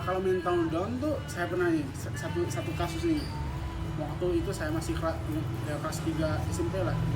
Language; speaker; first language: Indonesian; non-native, fluent; Thai